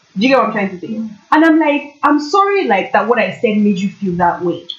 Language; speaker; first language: English; non-native, local second language; Yoruba